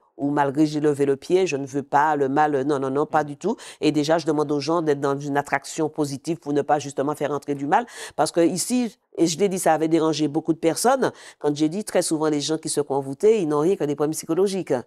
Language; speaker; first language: French; native; French